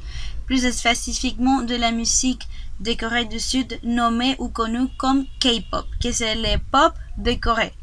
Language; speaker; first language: French; non-native, learner; Spanish